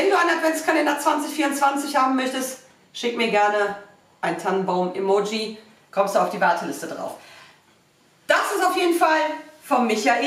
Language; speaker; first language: German; native; German